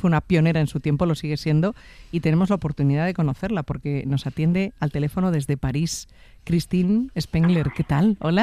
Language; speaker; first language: Spanish; native; Spanish